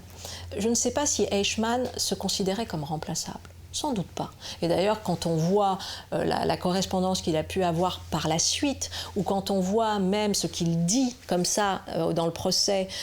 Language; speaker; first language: French; native; French